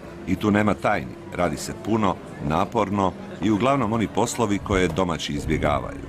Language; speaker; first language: Croatian; native; Croatian